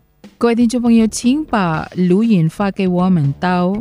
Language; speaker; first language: Chinese; non-native, fluent; Indonesian